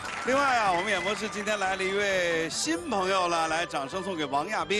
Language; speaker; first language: Chinese; native; Chinese